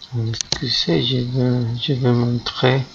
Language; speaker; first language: French; non-native, fluent; Spanish